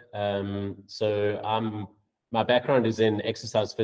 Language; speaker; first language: English; native; English